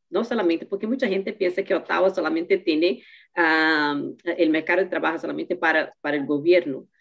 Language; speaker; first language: Spanish; non-native, fluent; Portuguese